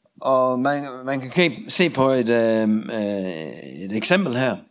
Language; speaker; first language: Danish; non-native, fluent; Russian